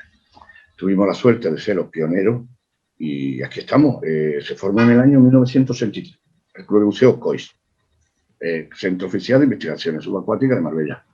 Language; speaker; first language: Spanish; native; Spanish